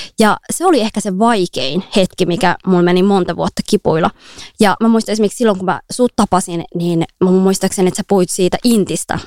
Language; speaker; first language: Finnish; early bilingual, other home language; Somali